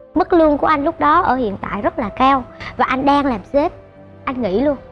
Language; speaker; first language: Vietnamese; native; Vietnamese